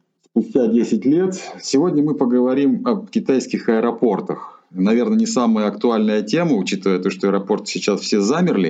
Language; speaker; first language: Russian; native; Russian